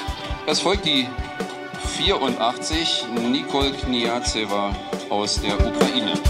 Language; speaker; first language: German; native; German